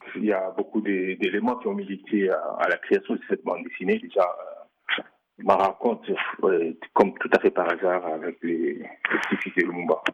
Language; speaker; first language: French; non-native, local second language; Lingala